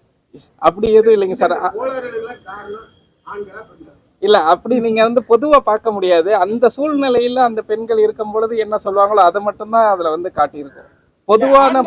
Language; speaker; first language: Tamil; native; Tamil